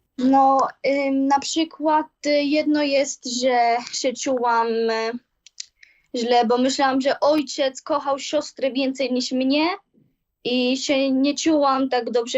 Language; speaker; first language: Polish; early bilingual, heritage; Polish